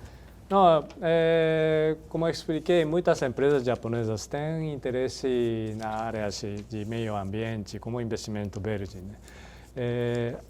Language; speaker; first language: Portuguese; non-native, fluent; Japanese